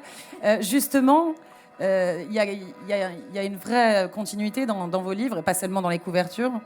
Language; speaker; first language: French; native; French